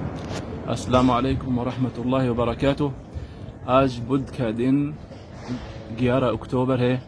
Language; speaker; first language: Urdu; non-native, learner; Arabic